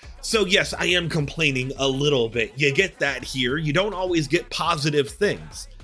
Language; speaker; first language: English; native; English